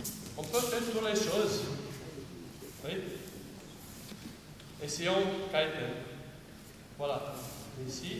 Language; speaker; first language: French; non-native, fluent; Romanian